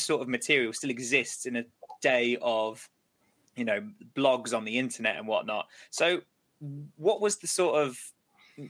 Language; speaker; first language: English; native; English